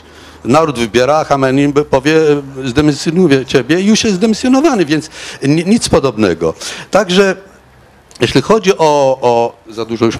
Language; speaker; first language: Polish; non-native, fluent; Arabic